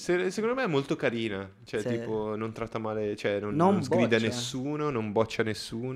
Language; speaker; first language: Italian; native; Italian